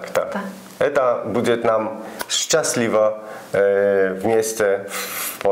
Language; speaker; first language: Russian; non-native, learner; Polish